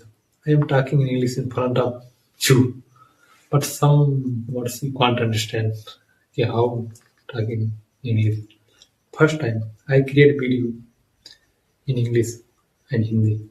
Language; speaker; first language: English; non-native, learner; Hindi